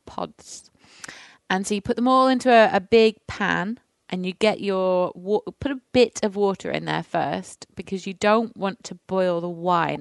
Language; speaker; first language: English; native; English